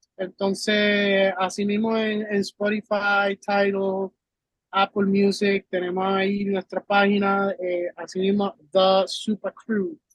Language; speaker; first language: Spanish; early bilingual, heritage; Spanish